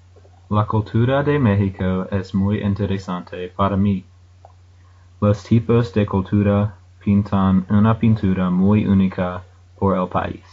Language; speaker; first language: Spanish; non-native, learner; English